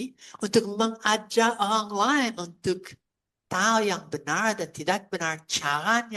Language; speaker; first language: Indonesian; non-native, fluent; English